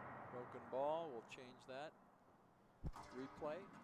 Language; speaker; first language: English; native; English